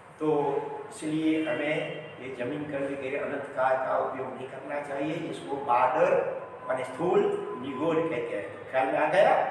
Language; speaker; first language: Hindi; non-native, local second language; Gujarati